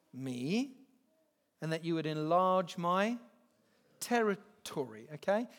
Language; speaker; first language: English; native; English